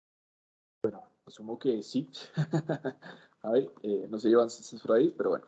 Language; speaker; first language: Spanish; native; Spanish